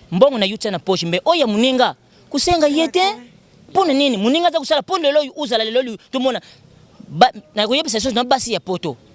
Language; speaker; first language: Lingala; non-native, local second language; Kituba (Democratic Republic of Congo)